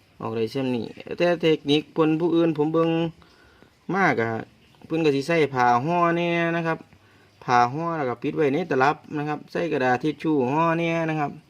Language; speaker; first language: Thai; non-native, local second language; Northeastern Thai